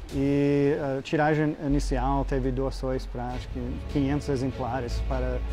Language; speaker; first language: Portuguese; non-native, fluent; English